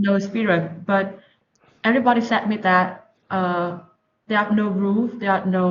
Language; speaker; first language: English; non-native, learner; Vietnamese